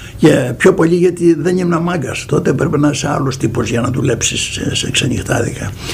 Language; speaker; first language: Greek; native; Greek